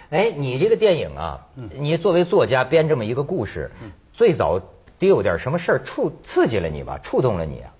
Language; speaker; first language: Chinese; native; Chinese